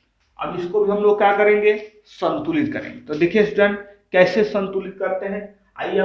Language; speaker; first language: Hindi; native; Hindi